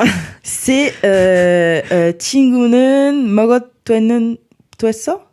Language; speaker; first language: Korean; non-native, learner; French